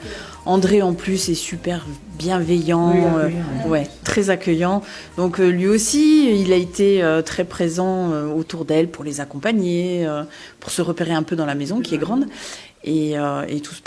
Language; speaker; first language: French; native; French